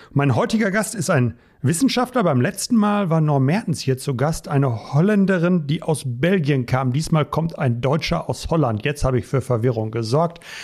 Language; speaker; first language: German; native; German